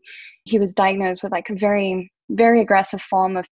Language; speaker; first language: English; early bilingual, other home language; French